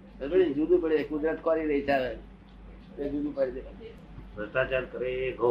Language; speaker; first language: Gujarati; native; Gujarati